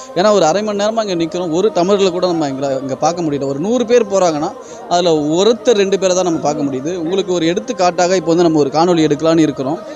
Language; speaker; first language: Tamil; native; Tamil